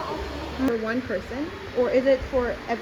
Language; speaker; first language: English; non-native, fluent; Korean